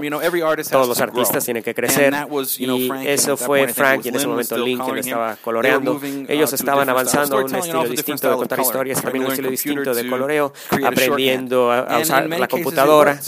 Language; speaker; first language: Spanish; native; Spanish